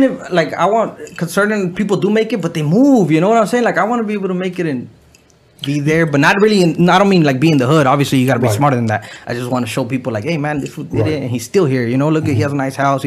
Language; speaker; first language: English; early bilingual, other home language; Spanish